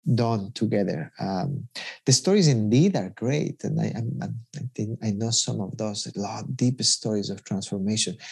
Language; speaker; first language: English; non-native, fluent; Spanish